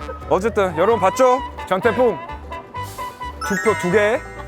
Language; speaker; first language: Korean; non-native, fluent; English